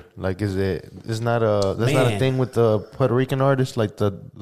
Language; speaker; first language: English; early bilingual, other home language; Spanish